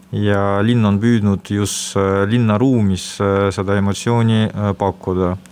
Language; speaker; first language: Estonian; non-native, local second language; Russian